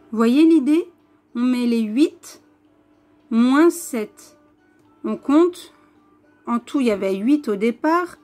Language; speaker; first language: French; native; French